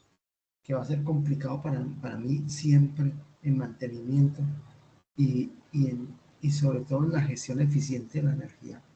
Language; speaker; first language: Spanish; native; Spanish